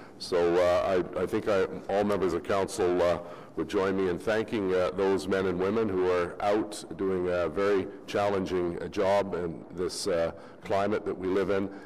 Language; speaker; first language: English; native; English